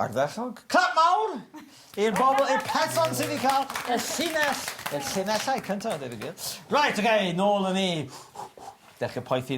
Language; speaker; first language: Welsh; non-native, fluent; English